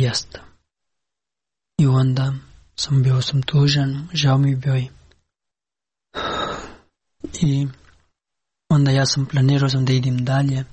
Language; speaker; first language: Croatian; non-native, learner; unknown